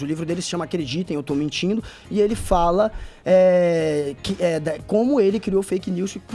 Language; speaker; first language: Portuguese; native; Portuguese